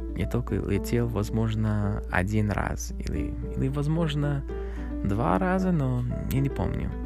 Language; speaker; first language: Russian; non-native, learner; English